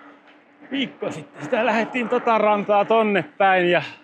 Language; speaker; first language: Finnish; native; Finnish